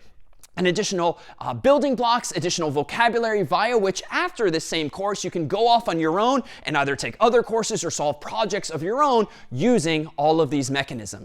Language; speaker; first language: English; native; English